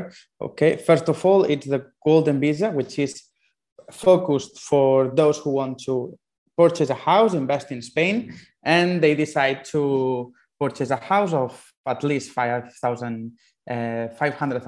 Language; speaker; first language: English; non-native, fluent; Spanish